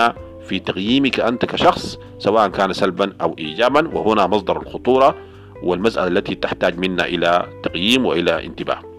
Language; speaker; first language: Arabic; native; Arabic